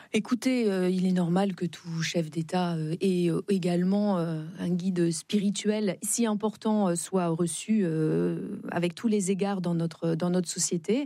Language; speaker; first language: French; native; French